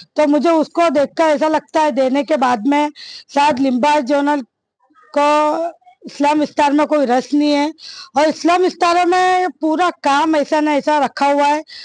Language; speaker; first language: Hindi; native; Hindi